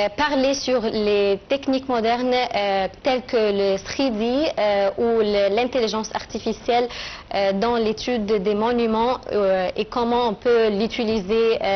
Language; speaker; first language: French; non-native, fluent; Arabic